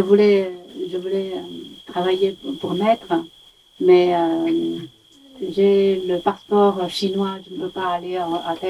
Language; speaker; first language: French; non-native, learner; Chinese